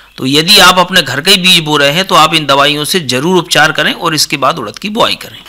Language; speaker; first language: Hindi; native; Hindi